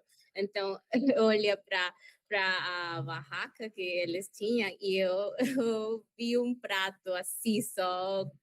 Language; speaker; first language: Portuguese; non-native, learner; Spanish